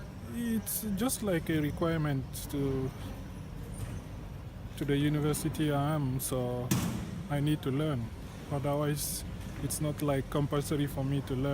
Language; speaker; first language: English; non-native, fluent; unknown